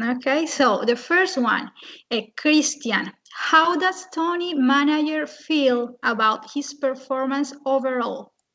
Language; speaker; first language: English; non-native, fluent; Spanish